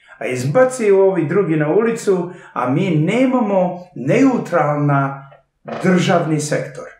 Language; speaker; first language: Serbian; early bilingual, heritage; Serbian